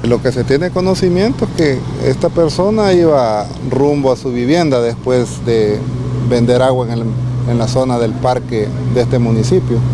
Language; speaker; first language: Spanish; native; Spanish